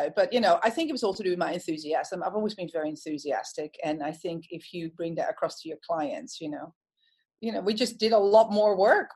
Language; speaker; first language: English; non-native, fluent; Dutch